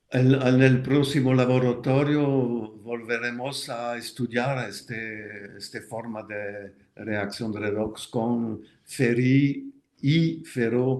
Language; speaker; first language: Spanish; non-native, fluent; French